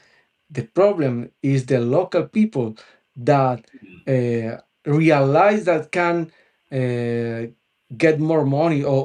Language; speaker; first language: English; non-native, local second language; Spanish